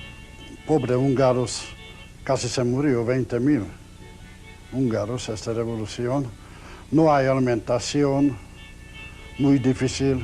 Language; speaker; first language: Spanish; non-native, learner; Hungarian